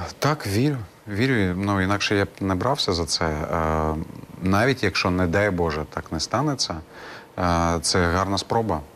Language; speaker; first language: Ukrainian; non-native, local second language; Crimean Tatar